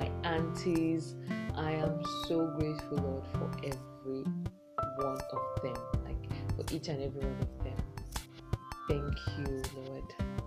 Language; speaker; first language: English; non-native, local second language; Igbo